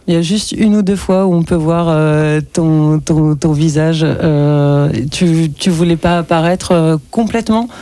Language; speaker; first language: French; native; French